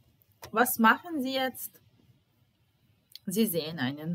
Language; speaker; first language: German; non-native, fluent; Serbian